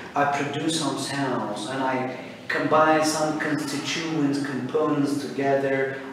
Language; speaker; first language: English; non-native, fluent; Turkish